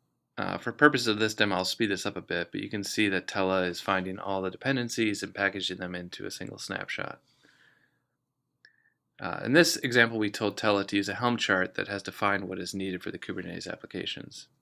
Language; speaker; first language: English; native; English